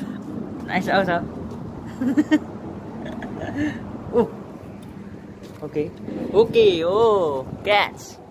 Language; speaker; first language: English; non-native, learner; Filipino